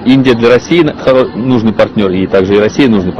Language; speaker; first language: Russian; native; Russian